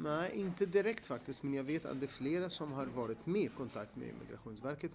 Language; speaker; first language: Swedish; non-native, fluent; Arabic